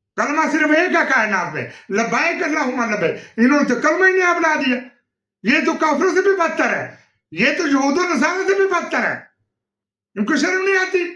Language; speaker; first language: Urdu; non-native, local second language; Punjabi